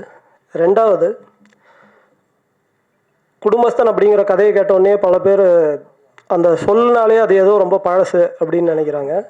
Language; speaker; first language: Tamil; native; Tamil